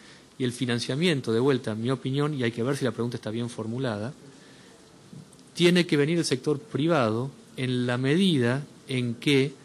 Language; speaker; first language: Spanish; native; Spanish